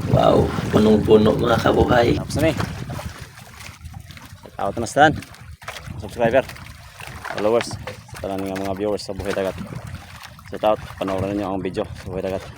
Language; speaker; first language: Filipino; non-native, local second language; Cebuano